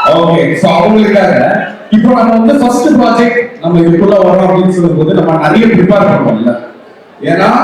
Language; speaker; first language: Tamil; native; Tamil